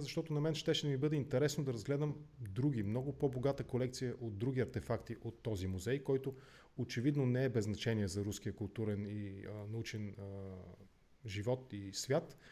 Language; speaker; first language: Bulgarian; native; Bulgarian